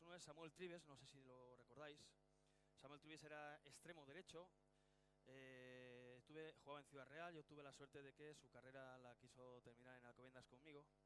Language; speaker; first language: Spanish; native; Spanish